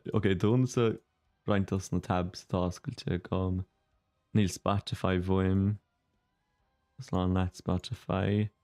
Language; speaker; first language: Irish; native; Irish